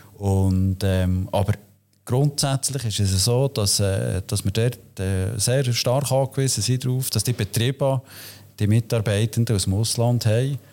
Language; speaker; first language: German; native; German